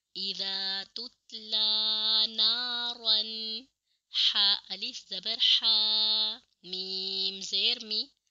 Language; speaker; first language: Urdu; native; Urdu